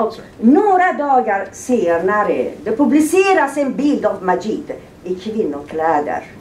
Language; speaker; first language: Swedish; non-native, fluent; Persian